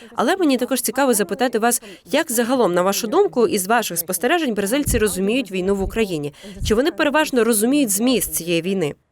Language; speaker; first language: Ukrainian; native; Ukrainian